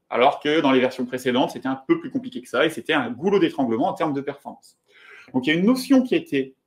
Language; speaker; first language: French; native; French